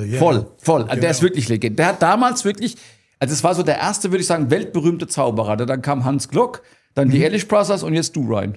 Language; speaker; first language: German; native; German